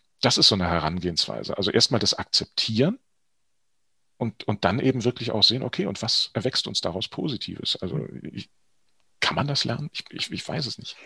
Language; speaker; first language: German; native; German